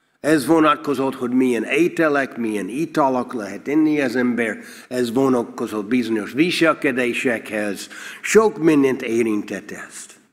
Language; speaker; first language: Hungarian; non-native, learner; English